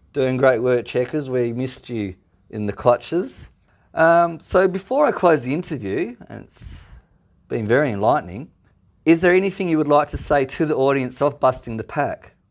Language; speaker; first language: English; native; English